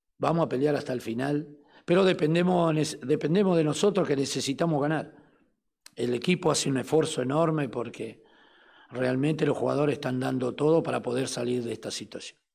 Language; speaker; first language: Spanish; native; Spanish